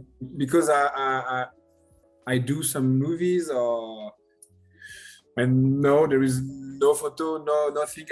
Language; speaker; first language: English; non-native, learner; French